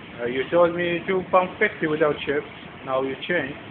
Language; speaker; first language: English; non-native, learner; Turkish